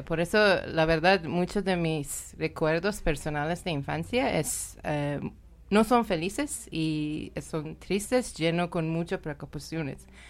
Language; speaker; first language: Spanish; non-native, learner; Persian